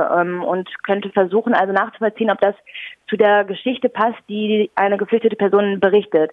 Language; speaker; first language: German; native; German